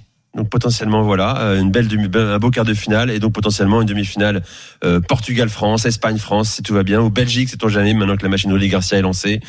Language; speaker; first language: French; native; French